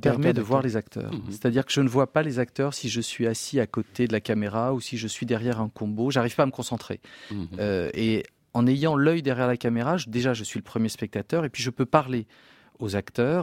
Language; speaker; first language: French; native; French